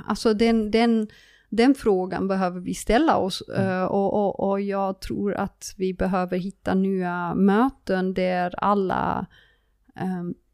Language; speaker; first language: Swedish; non-native, fluent; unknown